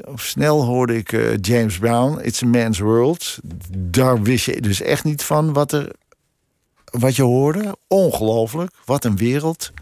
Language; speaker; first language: Dutch; native; Dutch